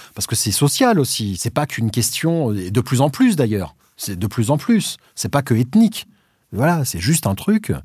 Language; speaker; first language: French; native; French